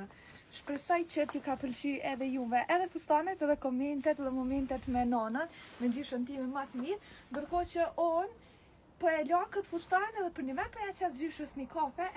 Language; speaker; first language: Albanian; native; Albanian